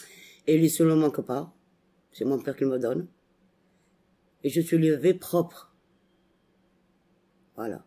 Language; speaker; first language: French; non-native, local second language; Arabic